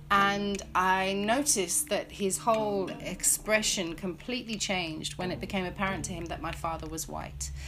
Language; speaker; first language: English; native; English